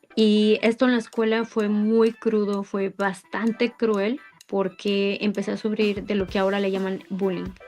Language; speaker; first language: Spanish; native; Spanish